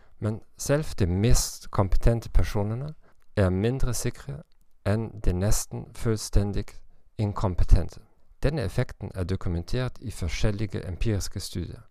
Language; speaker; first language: Norwegian; non-native, learner; German